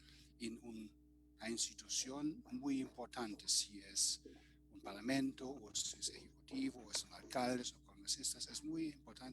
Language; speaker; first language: Spanish; non-native, fluent; German